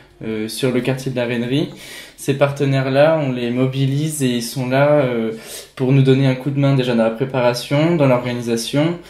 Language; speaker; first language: French; native; French